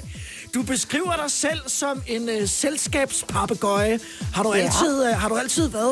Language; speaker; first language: Danish; native; Danish